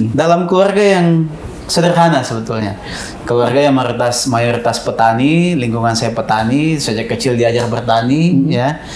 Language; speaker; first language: Indonesian; non-native, local second language; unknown